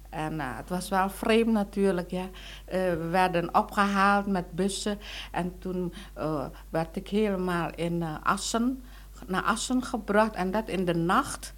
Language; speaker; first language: Dutch; non-native, local second language; Indonesian